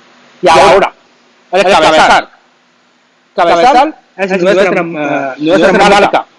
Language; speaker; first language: Spanish; non-native, learner; Chinese